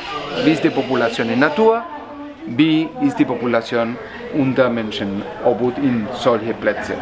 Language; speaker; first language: German; non-native, learner; Spanish